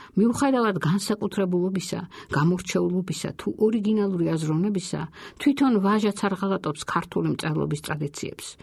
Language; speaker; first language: Georgian; native; Georgian